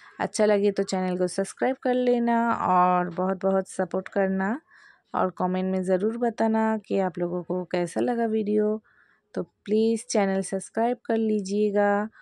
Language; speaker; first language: Hindi; non-native, local second language; Bangla